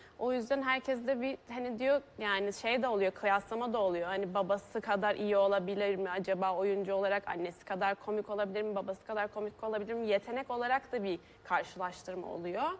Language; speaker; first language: Turkish; native; Turkish